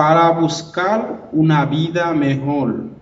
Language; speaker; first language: Spanish; non-native, fluent; Haitian Creole